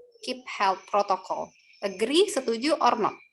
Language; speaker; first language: English; non-native, learner; Indonesian